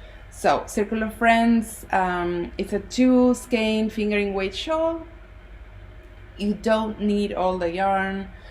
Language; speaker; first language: English; non-native, fluent; Spanish